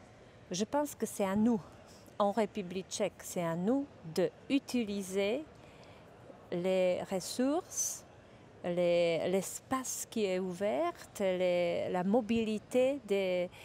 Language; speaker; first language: French; non-native, fluent; Czech